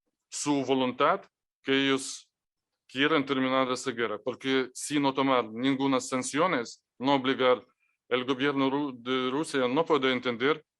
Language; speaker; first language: Spanish; non-native, fluent; Ukrainian